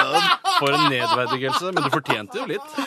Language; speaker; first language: Norwegian; native; Norwegian